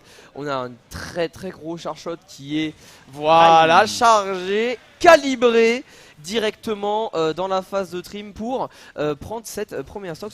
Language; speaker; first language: French; native; French